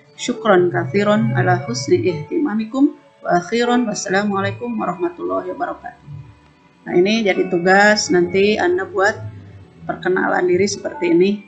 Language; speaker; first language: Indonesian; native; Indonesian